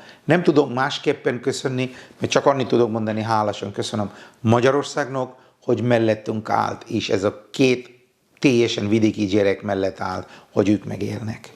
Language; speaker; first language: Hungarian; non-native, fluent; Bangla